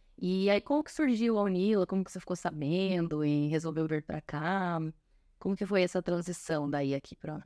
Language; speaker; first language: Portuguese; native; Portuguese